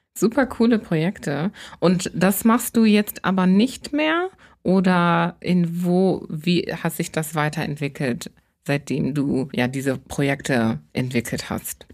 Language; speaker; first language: German; early bilingual, other home language; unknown